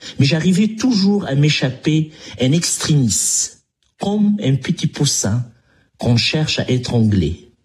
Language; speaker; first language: French; non-native, fluent; Arabic